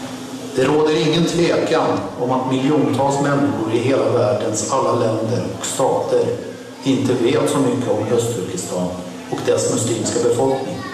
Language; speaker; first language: Swedish; non-native, fluent; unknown